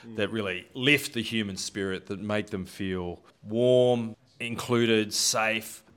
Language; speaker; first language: English; native; English